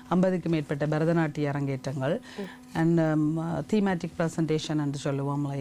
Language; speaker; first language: Tamil; native; Tamil